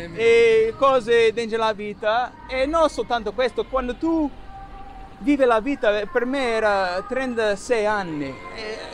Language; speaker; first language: Italian; non-native, fluent; English